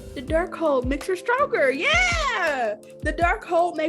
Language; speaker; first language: English; native; English